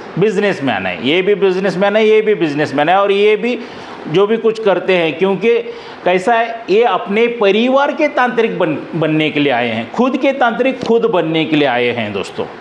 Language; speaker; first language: Hindi; non-native, local second language; Marathi